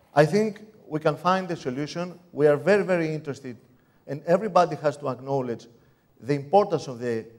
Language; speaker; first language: English; non-native, fluent; Greek